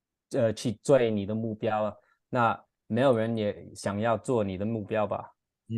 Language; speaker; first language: Chinese; non-native, fluent; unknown